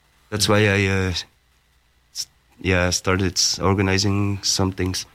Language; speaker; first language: English; non-native, fluent; Dutch